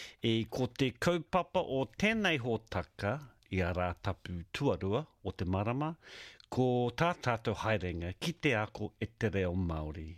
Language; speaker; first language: Māori; non-native, learner; English